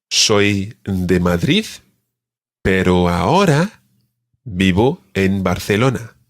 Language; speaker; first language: Spanish; non-native, fluent; English